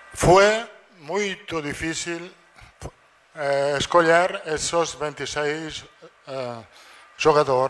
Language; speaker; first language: Portuguese; non-native, fluent; Italian